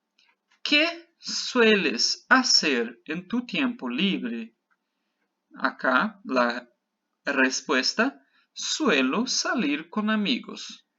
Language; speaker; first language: Spanish; non-native, fluent; Portuguese